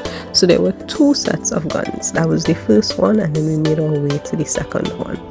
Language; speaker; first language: English; native; English